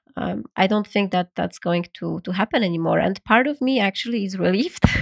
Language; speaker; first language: English; non-native, fluent; Polish